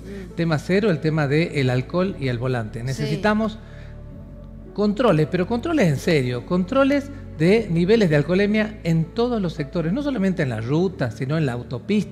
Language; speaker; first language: Spanish; native; Spanish